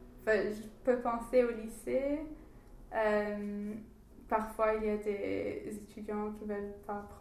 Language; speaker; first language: French; non-native, learner; English